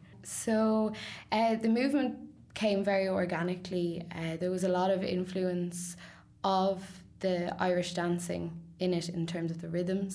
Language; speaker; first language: English; native; English